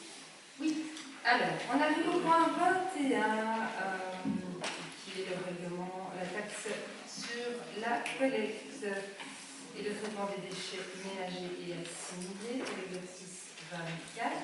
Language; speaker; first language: French; native; French